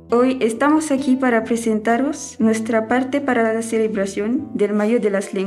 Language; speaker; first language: Spanish; non-native, learner; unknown